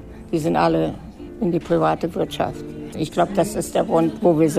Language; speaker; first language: German; native; German